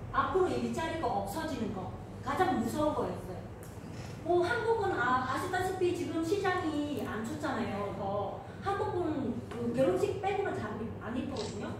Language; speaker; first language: Korean; non-native, fluent; Vietnamese